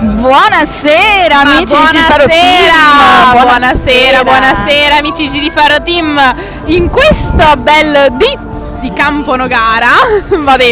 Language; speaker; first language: Italian; native; Italian